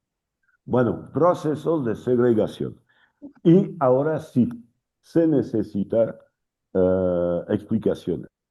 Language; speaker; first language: Spanish; non-native, fluent; French